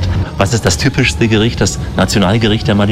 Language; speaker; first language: German; native; German